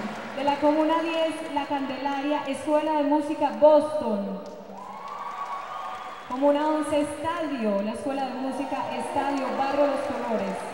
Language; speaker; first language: Spanish; native; Spanish